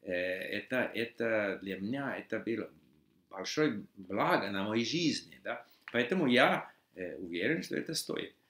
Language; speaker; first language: Russian; non-native, fluent; English